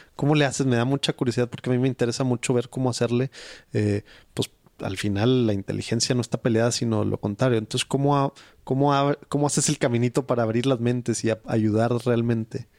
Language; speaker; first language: Spanish; native; Spanish